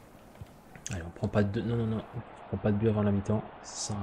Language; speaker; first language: French; native; French